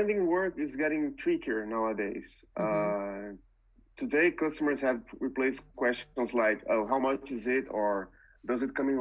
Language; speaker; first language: English; non-native, fluent; Portuguese